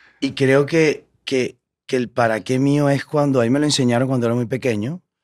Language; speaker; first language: Spanish; native; Spanish